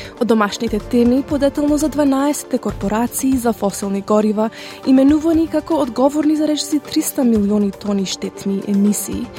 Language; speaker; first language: Macedonian; native; Macedonian